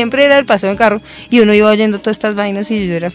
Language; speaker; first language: Spanish; native; Spanish